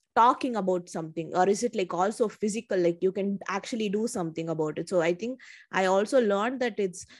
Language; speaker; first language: English; non-native, local second language; Tamil